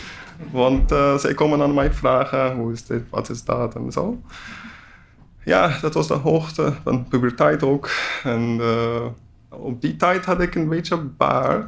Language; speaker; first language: Dutch; non-native, learner; Persian